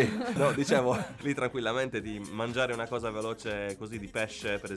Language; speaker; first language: Italian; native; Italian